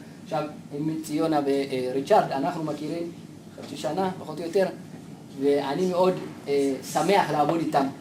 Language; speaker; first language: Hebrew; non-native, fluent; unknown